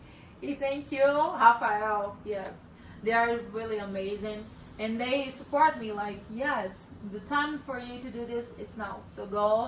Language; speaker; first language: English; non-native, learner; Portuguese